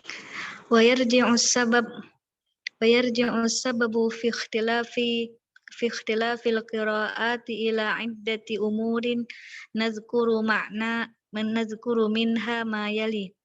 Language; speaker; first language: Arabic; non-native, learner; Indonesian